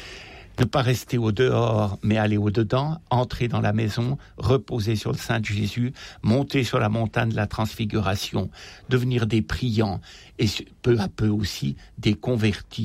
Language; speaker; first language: French; native; French